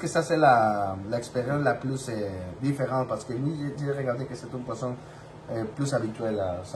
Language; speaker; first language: French; non-native, learner; Spanish